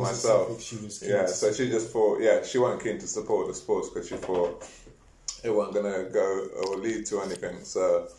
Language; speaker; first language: English; native; English